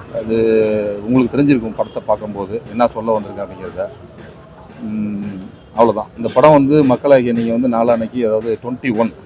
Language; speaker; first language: Tamil; native; Tamil